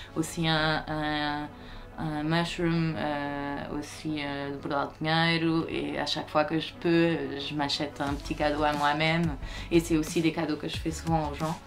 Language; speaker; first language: French; non-native, fluent; Portuguese